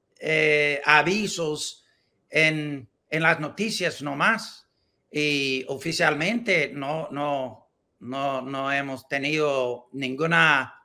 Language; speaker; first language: Spanish; non-native, learner; English